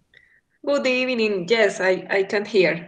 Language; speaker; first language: English; non-native, learner; Spanish